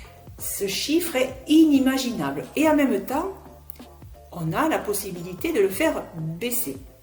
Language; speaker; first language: French; native; French